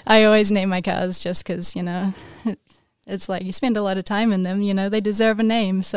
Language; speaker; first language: English; native; English